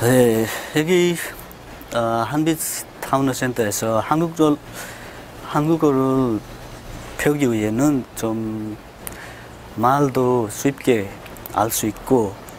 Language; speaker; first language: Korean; non-native, learner; Nepali